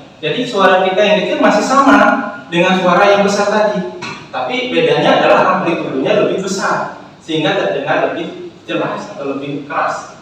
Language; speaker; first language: Indonesian; native; Indonesian